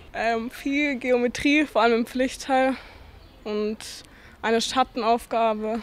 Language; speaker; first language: German; native; German